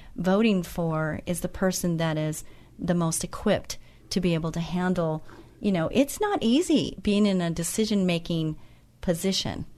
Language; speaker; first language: English; native; English